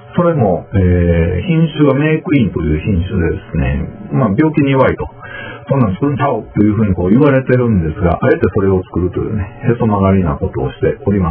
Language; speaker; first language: Japanese; native; Japanese